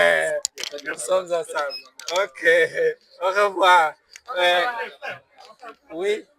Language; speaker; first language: French; non-native, fluent; Portuguese